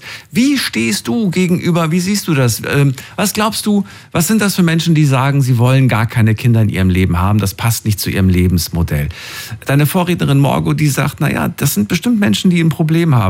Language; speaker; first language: German; native; German